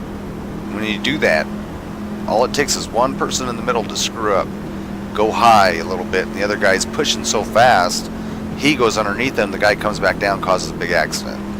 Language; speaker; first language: English; native; English